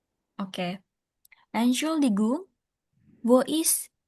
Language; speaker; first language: German; non-native, learner; Indonesian